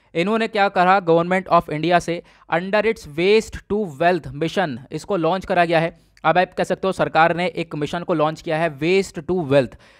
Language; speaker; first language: Hindi; native; Hindi